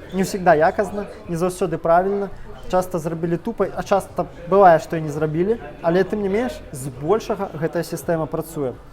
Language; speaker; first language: Belarusian; native; Belarusian